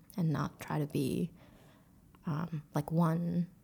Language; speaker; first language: English; early bilingual, other home language; Korean